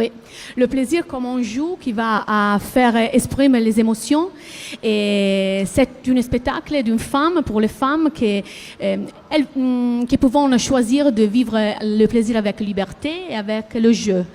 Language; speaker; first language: French; non-native, learner; Italian